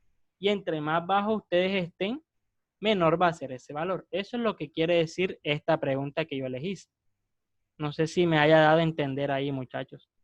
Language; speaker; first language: Spanish; native; Spanish